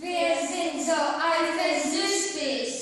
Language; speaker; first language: German; non-native, learner; Polish